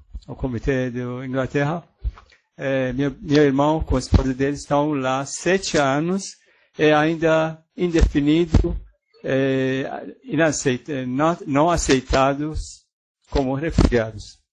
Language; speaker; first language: Portuguese; non-native, fluent; Persian